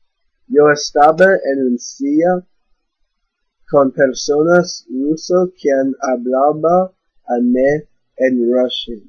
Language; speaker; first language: Spanish; non-native, learner; English